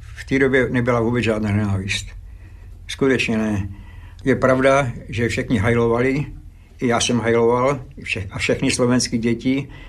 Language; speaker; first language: Czech; early bilingual, other home language; Slovak